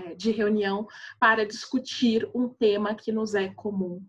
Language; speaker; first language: Portuguese; native; Portuguese